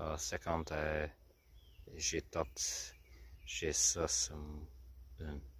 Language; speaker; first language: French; non-native, learner; English